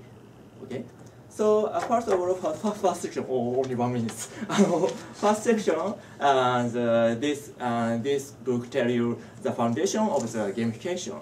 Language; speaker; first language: English; non-native, learner; Japanese